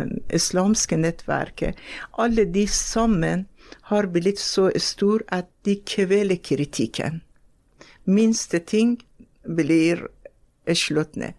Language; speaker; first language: Norwegian; non-native, fluent; Persian